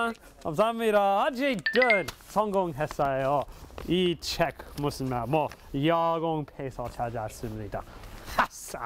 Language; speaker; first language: Korean; non-native, fluent; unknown